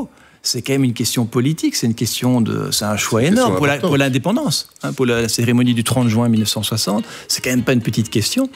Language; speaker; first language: French; native; French